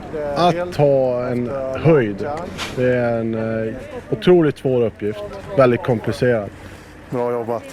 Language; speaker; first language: Swedish; native; Swedish